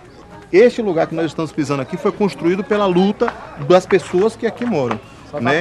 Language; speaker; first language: Portuguese; native; Portuguese